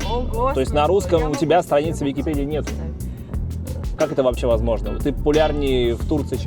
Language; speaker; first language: Russian; native; Russian